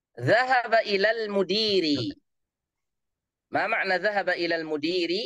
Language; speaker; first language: Arabic; non-native, fluent; Indonesian